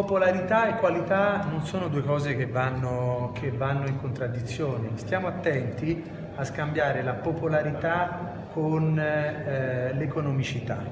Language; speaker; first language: Italian; native; Italian